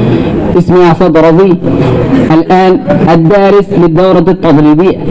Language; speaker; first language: Arabic; non-native, learner; Urdu